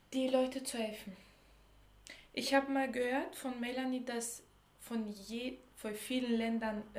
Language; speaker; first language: German; early bilingual, other home language; Turkish